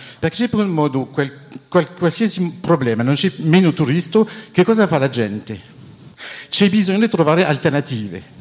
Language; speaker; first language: Italian; non-native, fluent; French